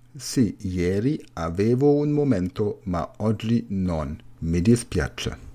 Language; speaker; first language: Italian; non-native, learner; German